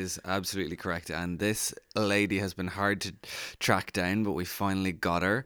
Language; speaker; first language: English; native; English